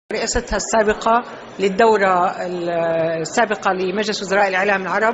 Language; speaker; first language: Arabic; native; Arabic